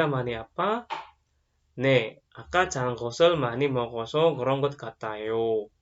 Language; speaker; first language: Korean; non-native, fluent; Indonesian